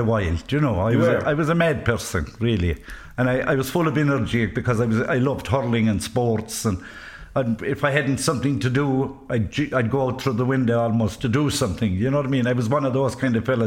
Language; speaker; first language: English; native; English